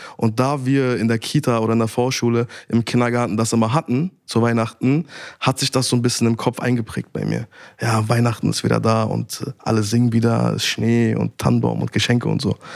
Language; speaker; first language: German; early bilingual, other home language; Turkish